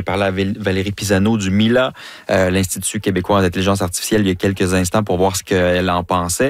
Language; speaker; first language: French; native; French